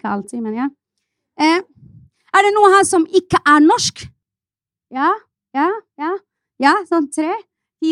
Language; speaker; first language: Norwegian; non-native, fluent; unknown